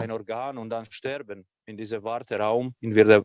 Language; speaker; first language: German; non-native, fluent; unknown